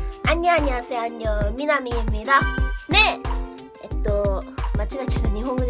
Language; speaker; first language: Korean; non-native, learner; Japanese